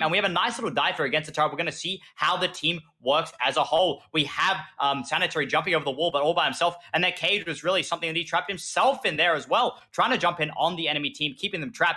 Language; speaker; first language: English; native; English